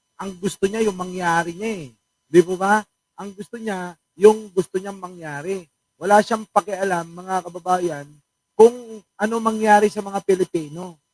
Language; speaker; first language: Filipino; non-native, local second language; Iloko